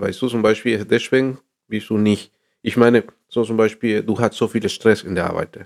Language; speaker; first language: German; non-native, learner; Spanish